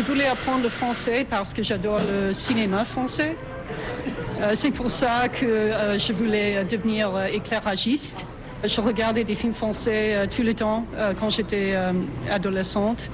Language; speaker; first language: French; non-native, fluent; English